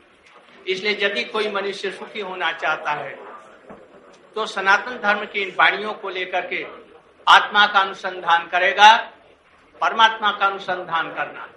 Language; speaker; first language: Hindi; native; Hindi